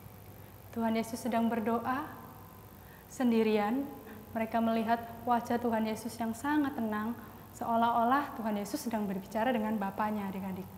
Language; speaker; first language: Indonesian; native; Indonesian